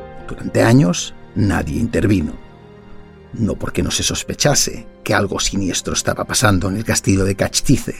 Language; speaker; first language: Spanish; native; Spanish